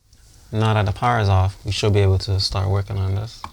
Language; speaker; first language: English; native; English